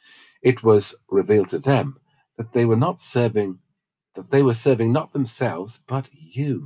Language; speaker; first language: English; native; English